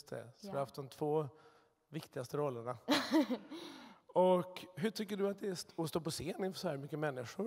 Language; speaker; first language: Swedish; native; Swedish